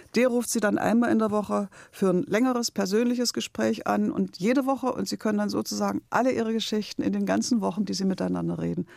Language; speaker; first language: German; native; German